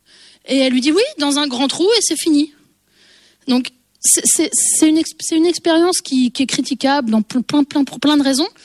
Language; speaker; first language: French; native; French